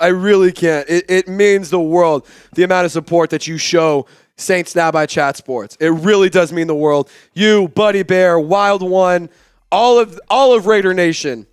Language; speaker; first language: English; native; English